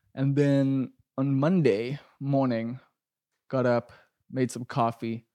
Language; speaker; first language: English; native; English